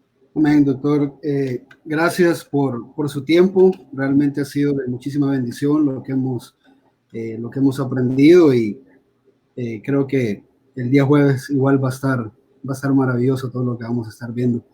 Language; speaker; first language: Spanish; native; Spanish